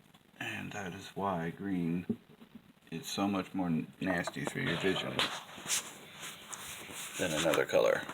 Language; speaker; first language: English; native; English